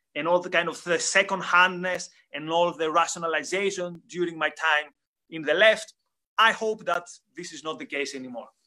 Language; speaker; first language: English; non-native, fluent; Greek